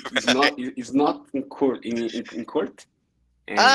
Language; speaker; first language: English; non-native, learner; Portuguese